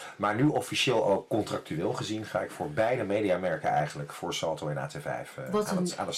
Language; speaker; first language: Dutch; native; Dutch